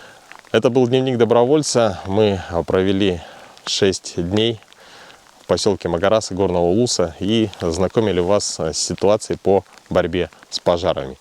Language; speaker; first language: Russian; native; Russian